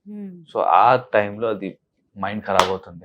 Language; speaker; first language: Telugu; non-native, learner; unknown